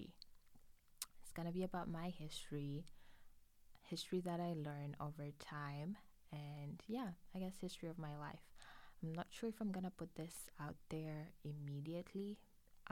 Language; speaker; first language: English; non-native, local second language; Swahili